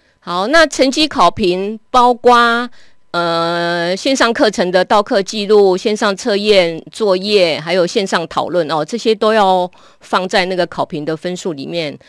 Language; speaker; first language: Chinese; native; Chinese